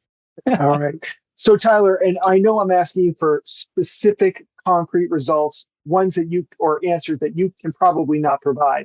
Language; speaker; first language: English; native; English